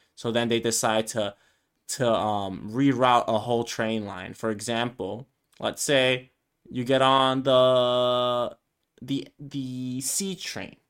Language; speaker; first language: English; early bilingual, other home language; Spanish